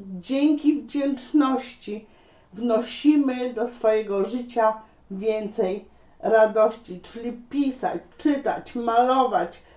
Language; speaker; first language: Polish; native; Polish